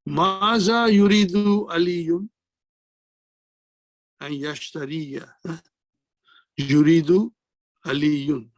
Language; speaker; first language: Arabic; non-native, fluent; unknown